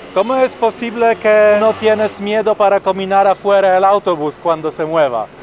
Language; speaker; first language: Spanish; non-native, learner; Polish